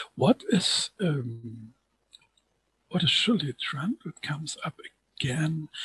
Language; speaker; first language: English; non-native, fluent; German